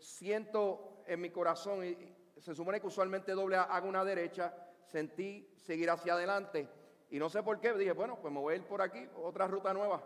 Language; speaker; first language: Spanish; native; Spanish